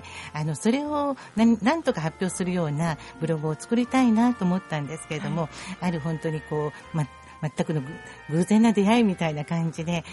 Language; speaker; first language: Japanese; native; Japanese